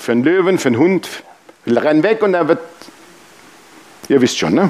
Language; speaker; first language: German; native; German